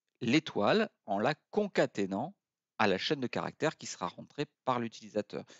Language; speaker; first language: French; native; French